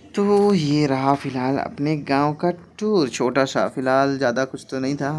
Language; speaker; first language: Hindi; native; Hindi